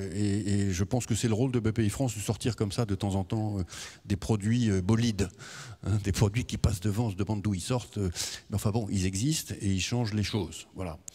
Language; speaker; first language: French; native; French